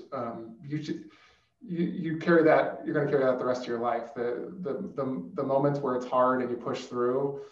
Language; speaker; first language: English; native; English